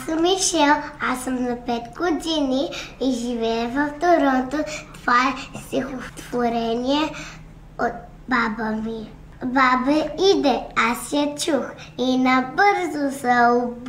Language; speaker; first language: Bulgarian; early bilingual, heritage; Bulgarian